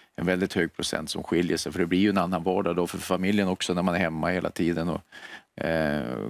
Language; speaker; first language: Swedish; native; Swedish